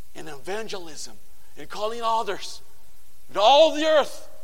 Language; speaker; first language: English; non-native, fluent; Portuguese